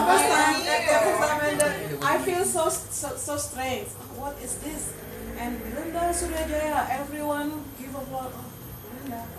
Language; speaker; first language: English; non-native, learner; Indonesian